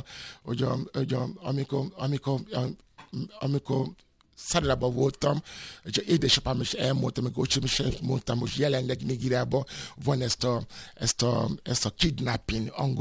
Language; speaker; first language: Hungarian; non-native, fluent; Yoruba